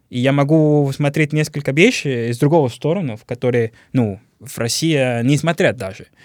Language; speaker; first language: Russian; non-native, learner; Spanish